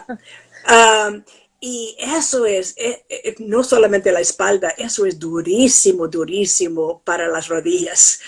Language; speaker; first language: Spanish; non-native, fluent; English